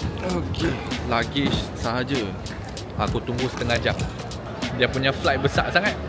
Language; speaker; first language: Malay; non-native, local second language; Chinese